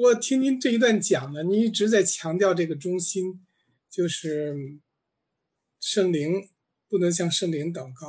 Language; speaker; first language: Chinese; native; Chinese